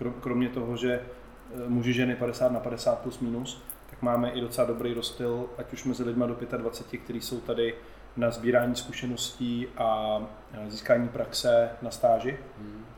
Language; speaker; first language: Czech; native; Czech